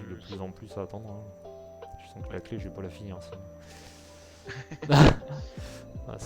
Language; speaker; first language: French; native; French